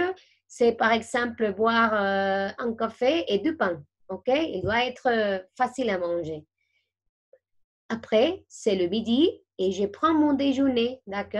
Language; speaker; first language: French; non-native, fluent; Spanish